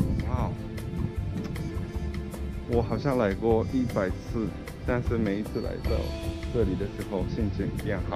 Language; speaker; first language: Chinese; non-native, fluent; Japanese